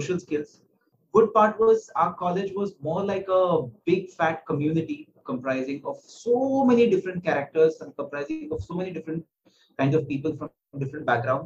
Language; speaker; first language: English; non-native, local second language; Marathi